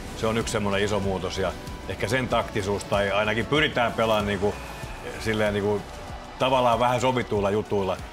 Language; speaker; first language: Finnish; native; Finnish